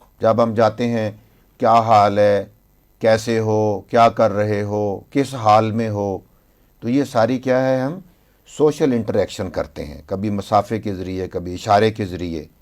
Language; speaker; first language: Urdu; non-native, local second language; Punjabi